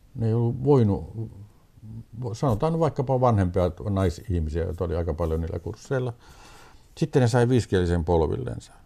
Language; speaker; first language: Finnish; native; Finnish